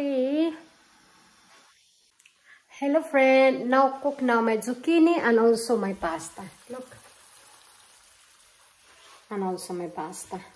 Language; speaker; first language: English; non-native, local second language; Filipino